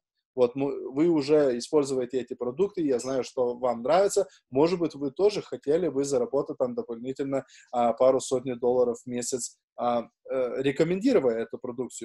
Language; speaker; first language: Russian; non-native, fluent; Lithuanian